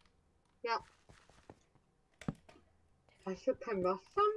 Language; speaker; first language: German; native; German